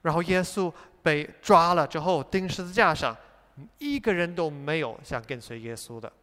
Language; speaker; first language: Chinese; non-native, fluent; English